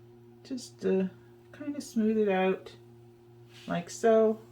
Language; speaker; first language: English; native; English